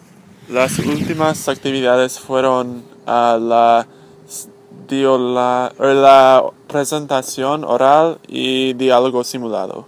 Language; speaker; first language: Spanish; non-native, learner; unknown